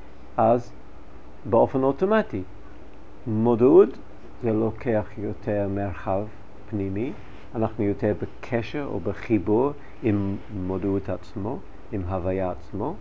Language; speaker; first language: Hebrew; non-native, fluent; English